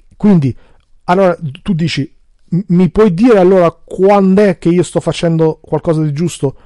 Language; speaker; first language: Italian; early bilingual, other home language; Albanian